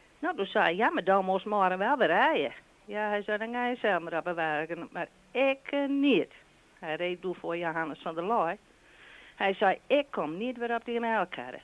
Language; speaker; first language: Dutch; non-native, local second language; Western Frisian